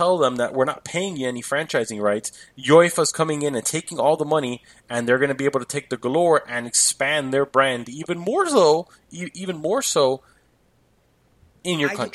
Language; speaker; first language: English; native; English